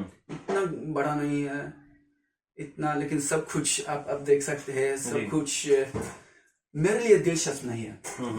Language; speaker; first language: Hindi; non-native, learner; Swedish